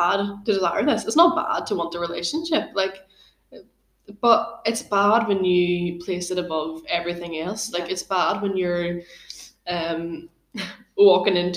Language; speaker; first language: English; native; English